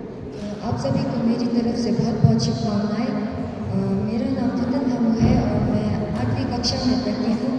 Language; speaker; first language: Hindi; non-native, local second language; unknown